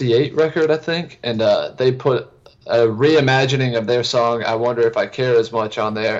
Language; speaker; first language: English; native; English